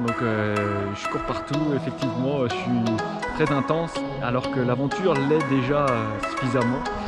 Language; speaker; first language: French; native; French